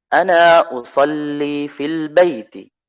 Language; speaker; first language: Arabic; non-native, fluent; Indonesian